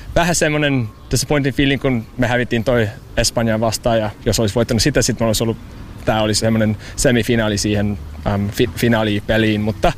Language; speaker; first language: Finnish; non-native, learner; English